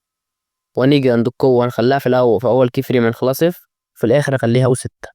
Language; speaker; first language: Arabic; native; Arabic